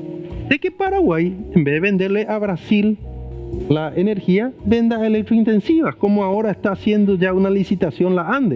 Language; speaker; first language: Spanish; native; Spanish